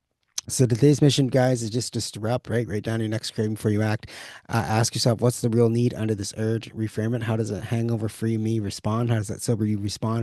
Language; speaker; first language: English; native; English